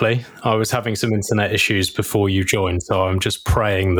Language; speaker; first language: English; native; English